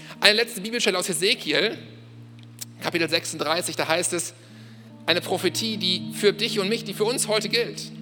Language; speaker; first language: German; native; German